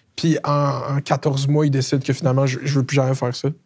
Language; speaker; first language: French; native; French